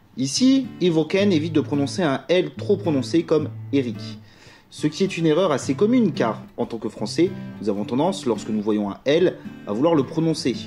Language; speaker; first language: French; native; French